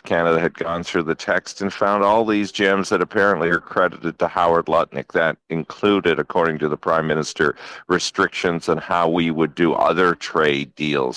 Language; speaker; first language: English; native; English